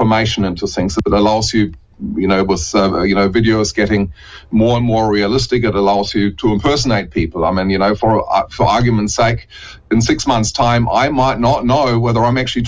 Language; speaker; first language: English; non-native, fluent; German